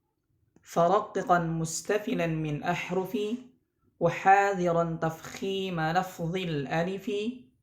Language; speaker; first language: Arabic; non-native, fluent; Indonesian